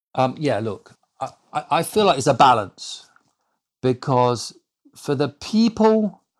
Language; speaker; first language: English; native; English